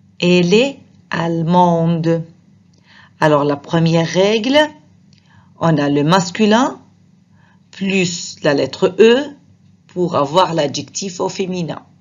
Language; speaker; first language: French; non-native, fluent; Arabic